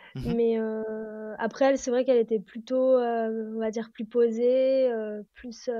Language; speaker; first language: French; native; French